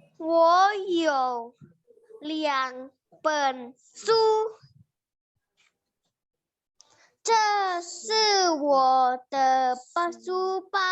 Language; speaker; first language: Chinese; non-native, learner; Indonesian